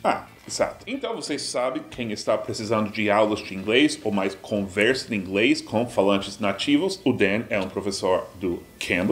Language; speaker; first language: Portuguese; non-native, fluent; English